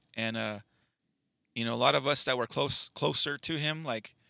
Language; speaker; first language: English; native; English